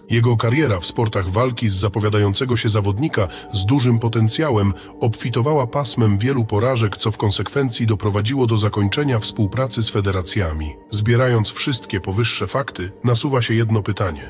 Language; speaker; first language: Polish; native; Polish